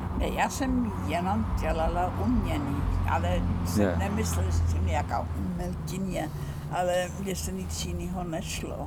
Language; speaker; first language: Czech; non-native, fluent; Icelandic